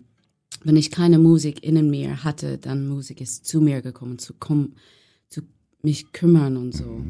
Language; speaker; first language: German; non-native, learner; English